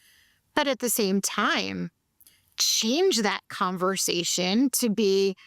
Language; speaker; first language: English; native; English